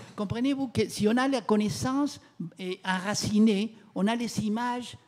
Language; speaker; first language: French; non-native, fluent; Spanish